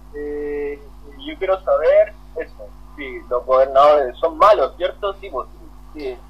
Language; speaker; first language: Spanish; native; Spanish